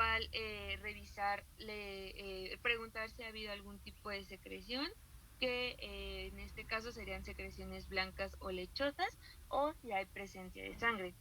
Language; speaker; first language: Spanish; native; Spanish